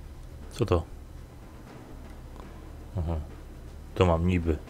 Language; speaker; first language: Polish; native; Polish